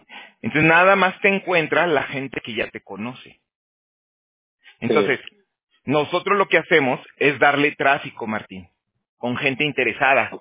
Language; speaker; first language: Spanish; native; Spanish